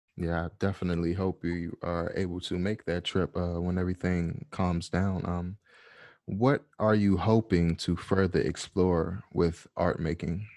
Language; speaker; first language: English; native; English